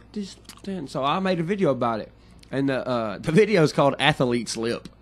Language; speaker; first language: English; native; English